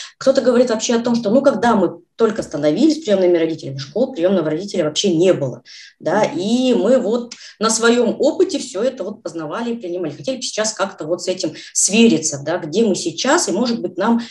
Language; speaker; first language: Russian; native; Russian